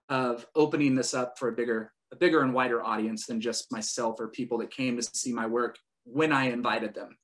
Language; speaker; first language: English; native; English